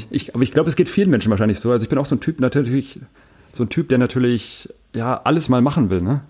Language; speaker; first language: German; native; German